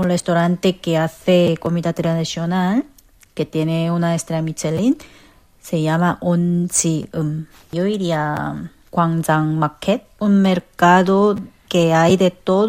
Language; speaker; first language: Spanish; non-native, learner; Korean